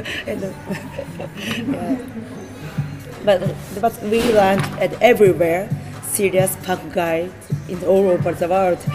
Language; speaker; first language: English; non-native, learner; Japanese